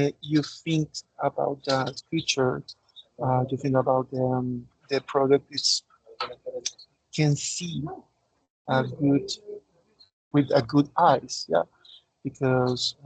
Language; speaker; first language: English; non-native, learner; Spanish